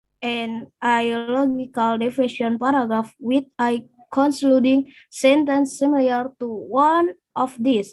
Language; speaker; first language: English; non-native, learner; Indonesian